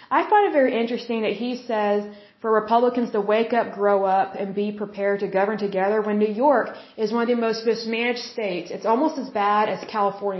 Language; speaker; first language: English; native; English